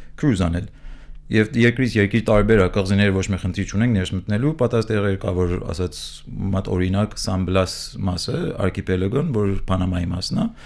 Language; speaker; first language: Armenian; early bilingual, heritage; Armenian